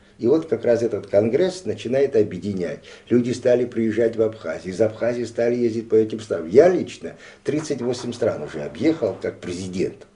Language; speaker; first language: Russian; non-native, local second language; Abkhazian